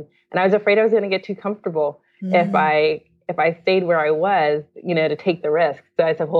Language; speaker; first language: English; native; English